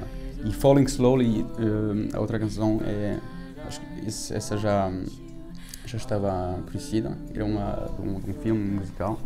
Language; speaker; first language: Portuguese; early bilingual, heritage; French